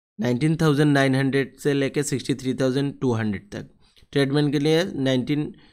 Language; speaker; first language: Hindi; non-native, local second language; Bangla